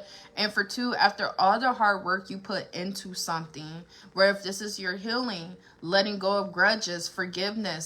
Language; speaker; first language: English; native; English